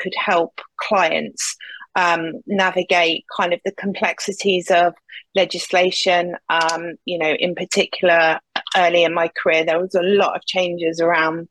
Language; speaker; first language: English; native; English